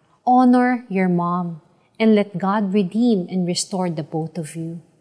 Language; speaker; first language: English; non-native, local second language; Filipino